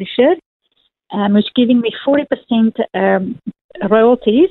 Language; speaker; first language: English; non-native, local second language; Afrikaans